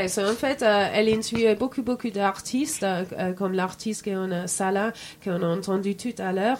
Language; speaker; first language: French; non-native, fluent; English